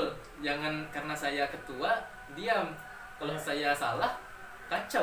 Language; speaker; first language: Indonesian; native; Indonesian